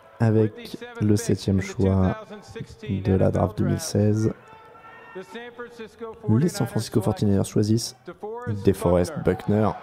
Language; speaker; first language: French; native; French